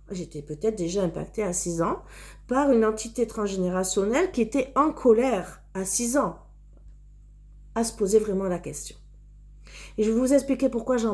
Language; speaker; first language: French; native; French